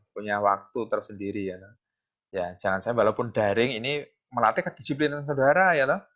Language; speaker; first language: Indonesian; non-native, local second language; Javanese